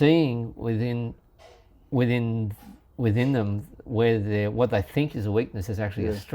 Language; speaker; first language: English; native; English